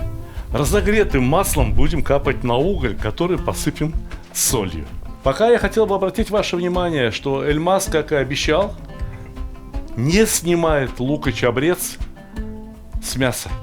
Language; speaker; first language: Russian; native; Russian